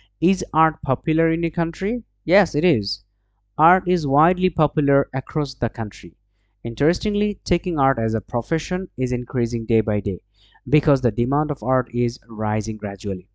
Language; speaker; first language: English; non-native, local second language; Bangla